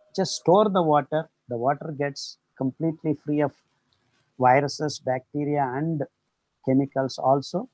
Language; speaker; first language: English; non-native, local second language; Kannada